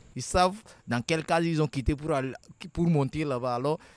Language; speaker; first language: French; non-native, local second language; Ewe